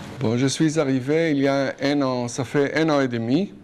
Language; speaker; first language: French; non-native, fluent; Hebrew